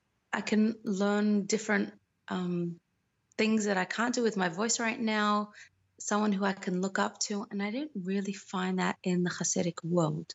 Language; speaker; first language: English; native; English